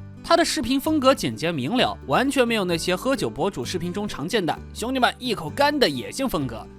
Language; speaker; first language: Chinese; native; Chinese